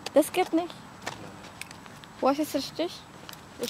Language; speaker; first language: German; non-native, learner; Indonesian